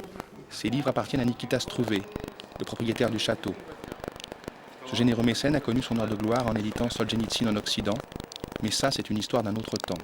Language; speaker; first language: French; native; French